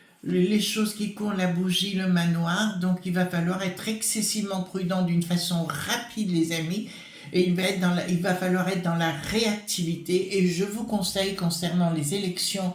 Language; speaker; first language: French; native; French